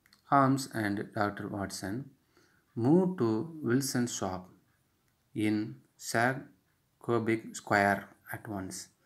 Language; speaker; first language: English; non-native, local second language; Tamil